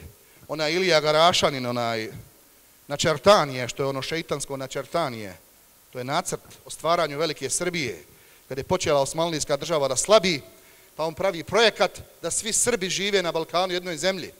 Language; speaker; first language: Serbian; native; Serbian